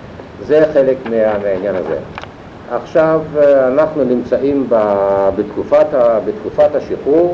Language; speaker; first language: Hebrew; non-native, fluent; German